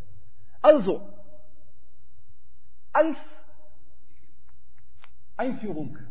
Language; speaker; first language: German; non-native, fluent; Arabic